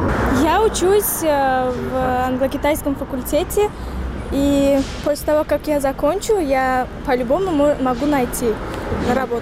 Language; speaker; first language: Russian; non-native, local second language; Tajik